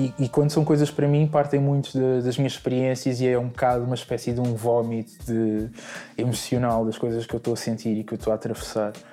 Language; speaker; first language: Portuguese; native; Portuguese